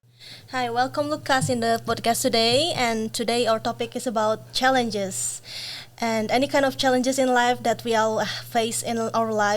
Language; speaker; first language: English; non-native, fluent; Dutch